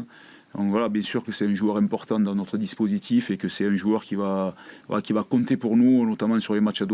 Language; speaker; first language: French; native; French